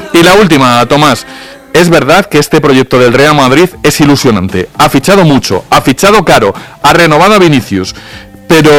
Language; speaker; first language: Spanish; native; Spanish